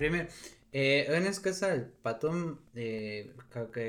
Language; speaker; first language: Russian; non-native, learner; Spanish